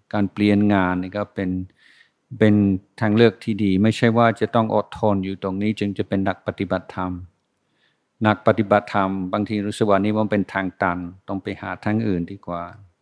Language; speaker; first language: Thai; non-native, fluent; English